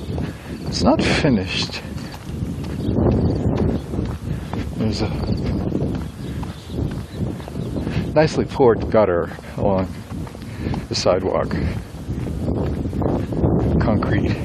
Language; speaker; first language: English; native; English